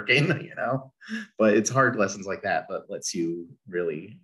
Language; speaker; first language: English; native; English